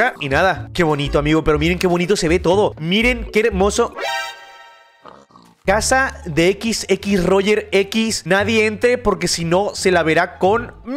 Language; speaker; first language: Spanish; native; Spanish